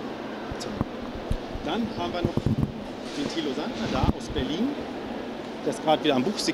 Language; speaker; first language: German; native; German